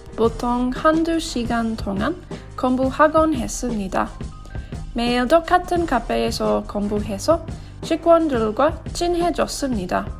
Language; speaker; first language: Korean; non-native, learner; English